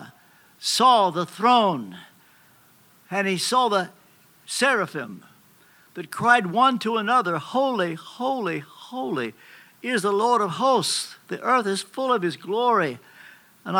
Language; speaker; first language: English; native; English